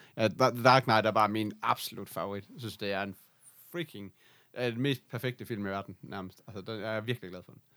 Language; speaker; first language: Danish; native; Danish